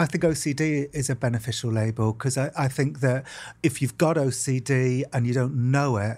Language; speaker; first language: English; native; English